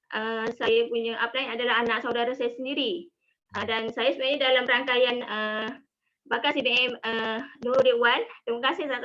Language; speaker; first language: Malay; native; Malay